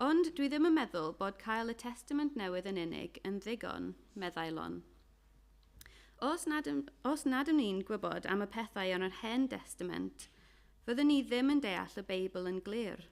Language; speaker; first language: Welsh; non-native, fluent; English